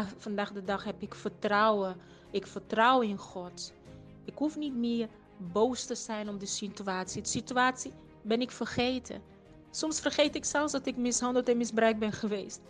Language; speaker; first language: Dutch; non-native, fluent; Portuguese